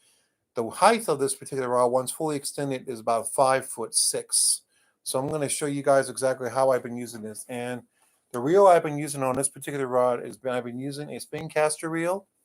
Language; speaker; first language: English; native; English